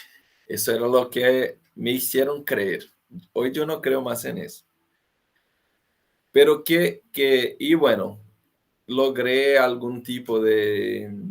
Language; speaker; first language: Spanish; non-native, fluent; Portuguese